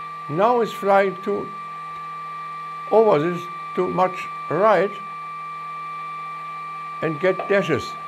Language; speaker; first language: English; non-native, learner; German